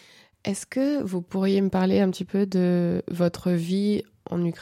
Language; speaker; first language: French; native; French